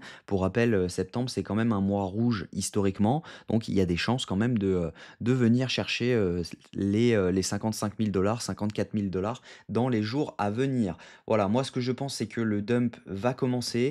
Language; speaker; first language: French; native; French